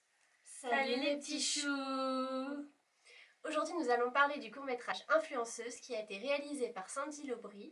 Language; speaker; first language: French; native; French